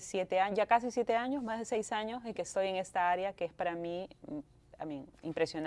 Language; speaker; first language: Spanish; native; Spanish